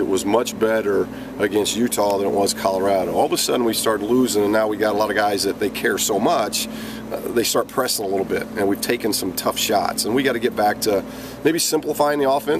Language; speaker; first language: English; native; English